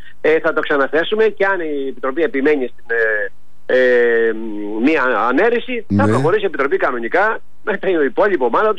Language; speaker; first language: Greek; native; Greek